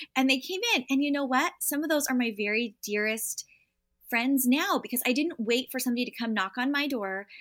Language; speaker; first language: English; native; English